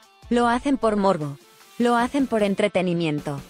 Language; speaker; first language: Spanish; native; Spanish